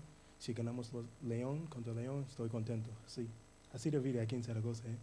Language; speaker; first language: Spanish; non-native, learner; English